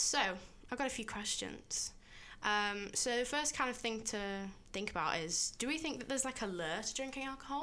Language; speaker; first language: English; native; English